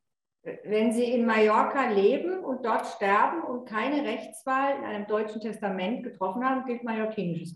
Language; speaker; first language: German; native; German